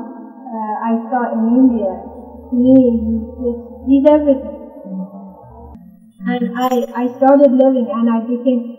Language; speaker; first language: English; non-native, fluent; Persian